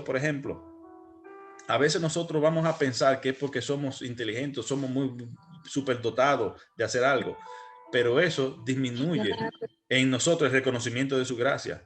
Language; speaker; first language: Spanish; native; Spanish